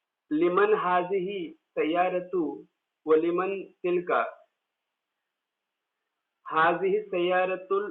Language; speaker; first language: Arabic; non-native, fluent; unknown